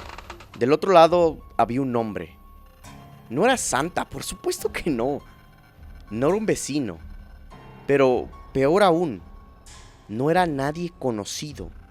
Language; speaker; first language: Spanish; native; Spanish